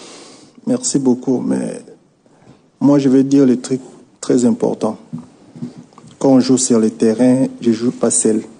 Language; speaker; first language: French; non-native, local second language; Lingala